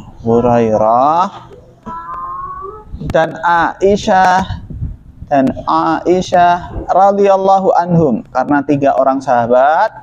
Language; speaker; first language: Indonesian; native; Indonesian